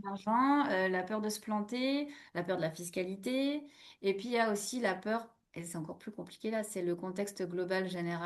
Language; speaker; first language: French; native; French